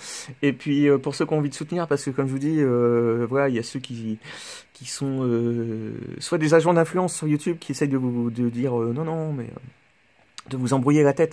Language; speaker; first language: French; native; French